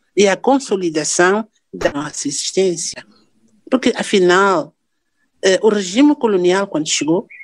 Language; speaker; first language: Portuguese; non-native, local second language; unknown